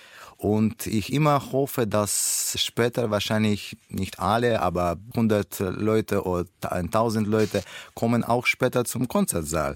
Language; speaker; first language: German; non-native, learner; Russian